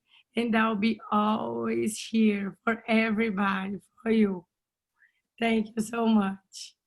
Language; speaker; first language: English; non-native, learner; Portuguese